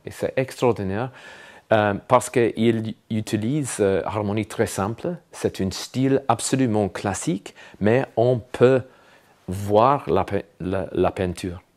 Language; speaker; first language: French; non-native, fluent; English